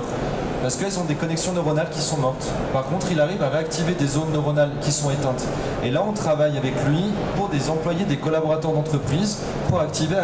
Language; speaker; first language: French; native; French